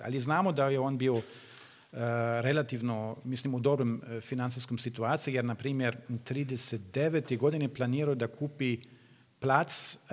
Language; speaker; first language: Serbian; non-native, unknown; German